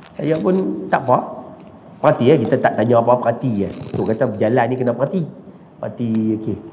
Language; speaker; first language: Malay; native; Malay